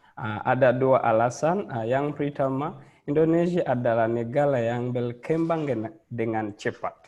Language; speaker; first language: Indonesian; non-native, learner; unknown